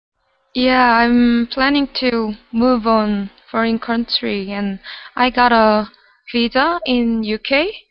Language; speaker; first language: English; non-native, learner; Korean